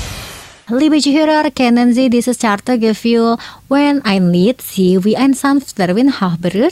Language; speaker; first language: German; non-native, learner; Indonesian